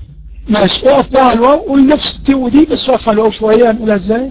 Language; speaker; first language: Arabic; native; Arabic